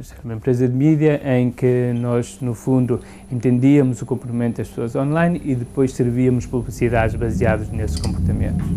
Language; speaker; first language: Portuguese; native; Portuguese